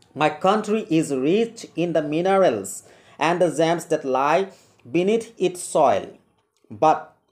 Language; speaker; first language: English; non-native, local second language; Assamese